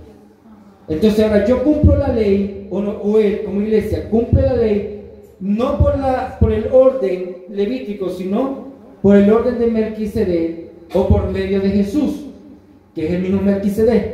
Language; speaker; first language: Spanish; native; Spanish